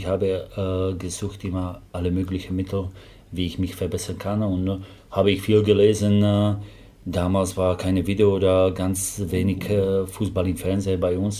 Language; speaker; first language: German; non-native, fluent; Slovak